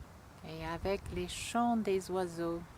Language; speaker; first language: French; non-native, fluent; English